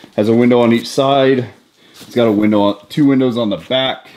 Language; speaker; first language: English; native; English